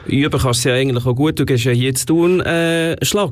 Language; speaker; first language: German; native; German